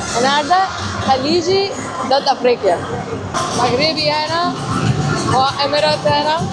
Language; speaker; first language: Egyptian Arabic; non-native, fluent; English